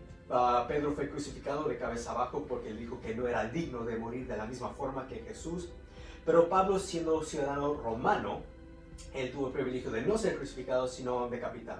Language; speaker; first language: Spanish; early bilingual, heritage; Spanish